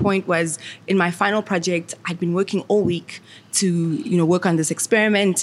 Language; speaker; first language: English; non-native, local second language; Shona